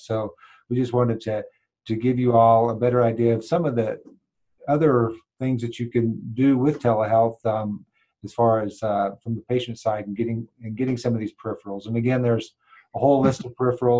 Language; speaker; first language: English; native; English